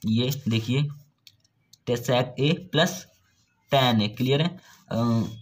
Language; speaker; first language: Hindi; native; Hindi